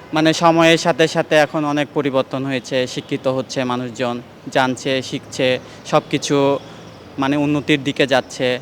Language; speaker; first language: Bangla; non-native, local second language; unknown